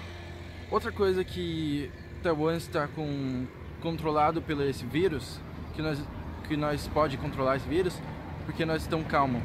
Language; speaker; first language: Portuguese; early bilingual, heritage; Portuguese